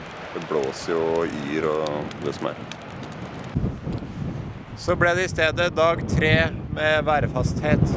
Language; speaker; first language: Norwegian; native; Norwegian